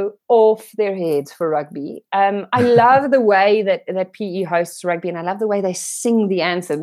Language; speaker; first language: English; non-native, local second language; Afrikaans